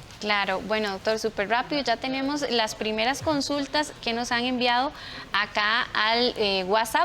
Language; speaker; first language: Spanish; native; Spanish